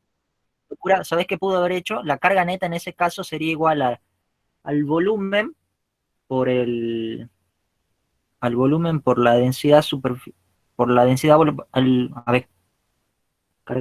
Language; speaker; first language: Spanish; native; Spanish